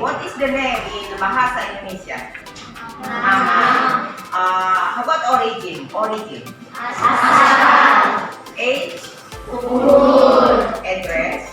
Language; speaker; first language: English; non-native, learner; Indonesian